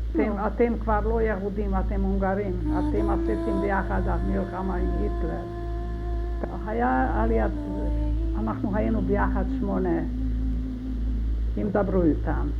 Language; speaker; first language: Hebrew; non-native, learner; Hungarian